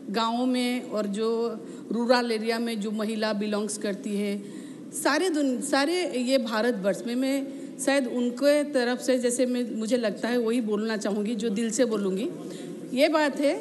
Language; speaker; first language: Hindi; non-native, local second language; Odia